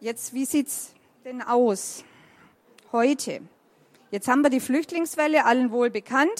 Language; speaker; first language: German; native; German